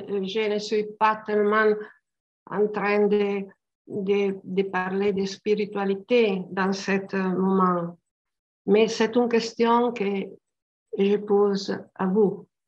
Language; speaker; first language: French; non-native, learner; Italian